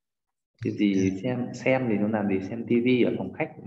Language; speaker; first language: Vietnamese; native; Vietnamese